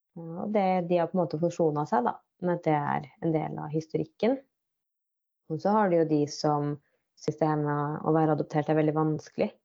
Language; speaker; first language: Norwegian; native; Norwegian